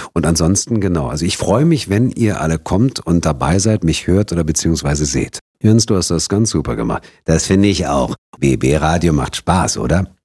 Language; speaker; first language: German; native; German